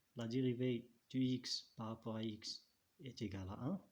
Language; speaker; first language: French; non-native, local second language; Arabic